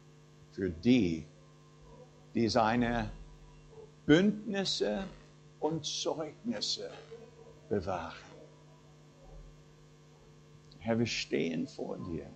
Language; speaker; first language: German; non-native, fluent; English